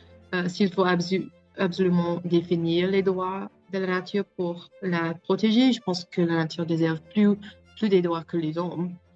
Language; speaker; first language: French; non-native, learner; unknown